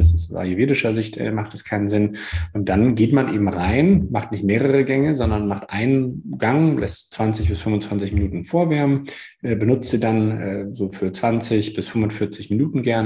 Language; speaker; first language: German; native; German